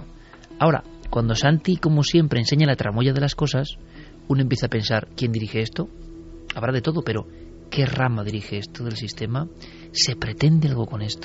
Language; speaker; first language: Spanish; native; Spanish